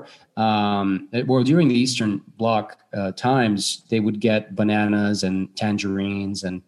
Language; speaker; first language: English; non-native, fluent; Bulgarian